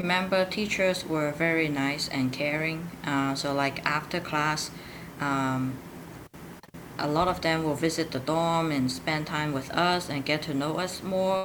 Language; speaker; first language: English; non-native, local second language; Cantonese